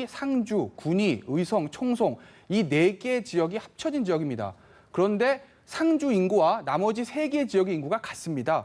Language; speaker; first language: Korean; native; Korean